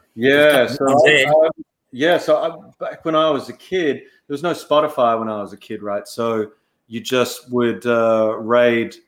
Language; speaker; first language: English; native; English